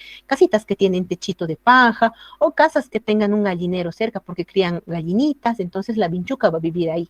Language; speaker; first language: Spanish; native; Spanish